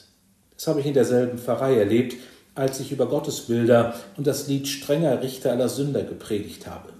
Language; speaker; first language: German; native; German